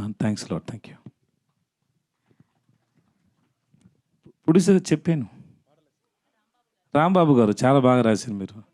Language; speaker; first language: Telugu; non-native, learner; Tamil